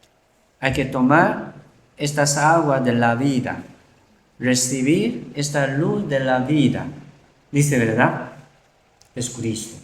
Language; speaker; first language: Spanish; non-native, learner; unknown